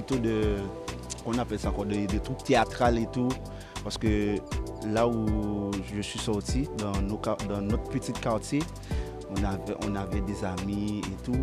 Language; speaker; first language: French; non-native, local second language; Haitian Creole